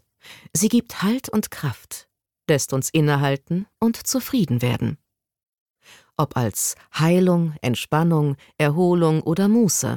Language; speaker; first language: German; native; German